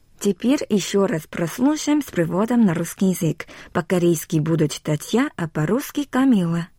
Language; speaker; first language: Russian; non-native, local second language; Korean